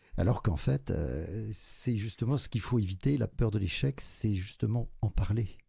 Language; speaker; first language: French; native; French